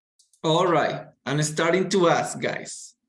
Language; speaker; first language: English; non-native, fluent; Spanish